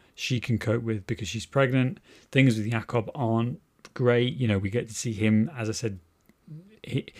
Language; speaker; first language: English; native; English